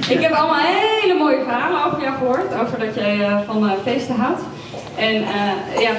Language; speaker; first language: Dutch; native; Dutch